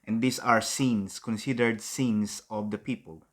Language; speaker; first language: English; non-native, local second language; Filipino